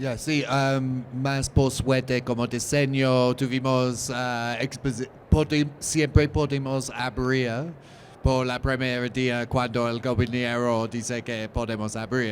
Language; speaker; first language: Spanish; non-native, learner; English